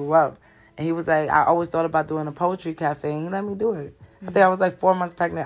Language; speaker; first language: English; early bilingual, other home language; Spanish